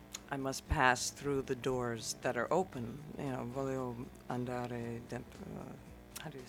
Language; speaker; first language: English; native; English